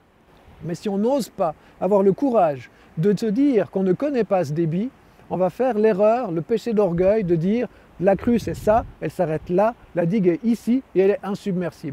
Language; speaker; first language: French; native; French